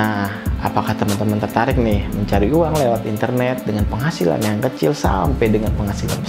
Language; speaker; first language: Indonesian; native; Indonesian